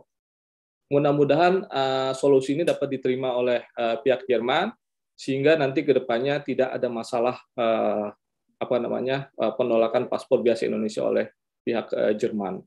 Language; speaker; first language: Indonesian; native; Indonesian